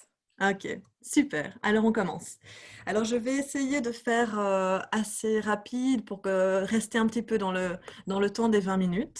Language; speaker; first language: French; native; French